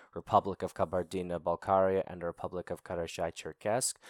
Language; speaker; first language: English; native; English